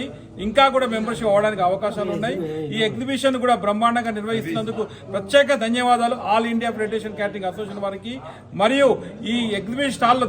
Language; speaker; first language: Telugu; native; Telugu